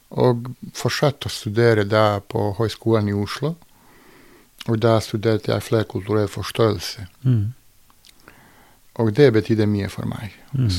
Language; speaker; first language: Norwegian; non-native, fluent; Bosnian